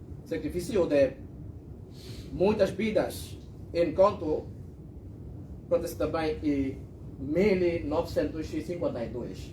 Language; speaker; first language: Portuguese; non-native, learner; Bangla